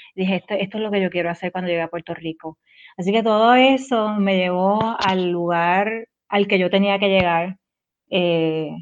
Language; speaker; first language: Spanish; native; Spanish